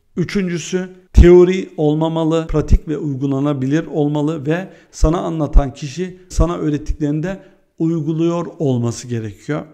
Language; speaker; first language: Turkish; early bilingual, heritage; Turkish